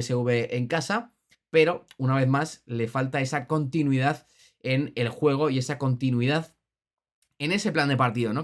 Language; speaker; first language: Spanish; native; Spanish